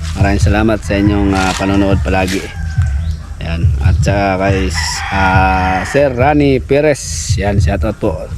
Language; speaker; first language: Filipino; non-native, local second language; Cebuano